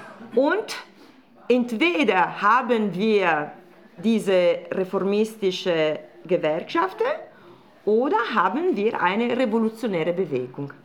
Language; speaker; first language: German; non-native, fluent; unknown